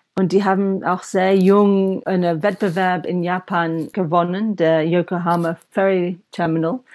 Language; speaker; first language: German; non-native, fluent; English